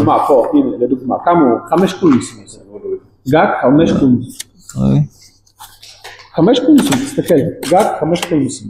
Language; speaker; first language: Hebrew; non-native, fluent; Russian